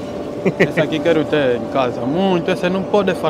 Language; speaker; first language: Portuguese; native; Portuguese